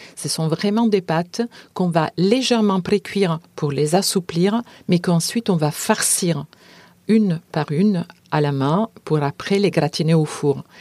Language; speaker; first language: French; non-native, fluent; Italian